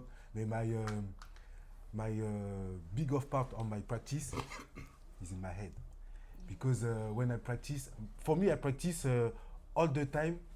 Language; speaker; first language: English; non-native, learner; French